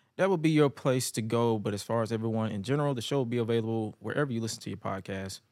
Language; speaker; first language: English; native; English